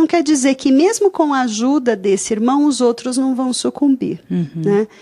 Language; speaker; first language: Portuguese; native; Portuguese